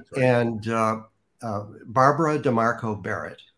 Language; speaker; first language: English; native; English